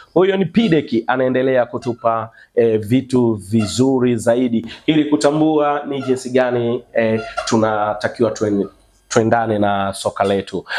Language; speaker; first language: Swahili; native; Swahili